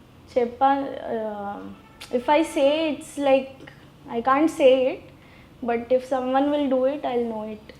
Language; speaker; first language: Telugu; non-native, learner; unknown